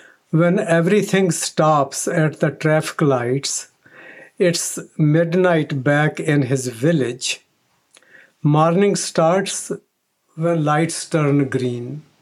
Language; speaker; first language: English; non-native, local second language; Punjabi